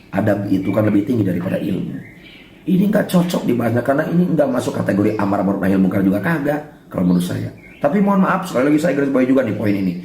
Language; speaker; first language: Indonesian; non-native, local second language; Sundanese